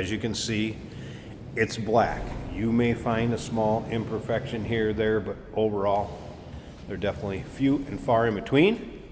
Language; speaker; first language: English; native; English